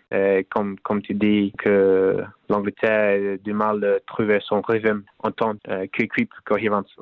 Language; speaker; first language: French; non-native, learner; English